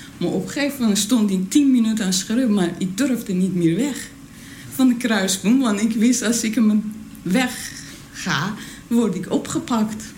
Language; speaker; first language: Dutch; non-native, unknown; Persian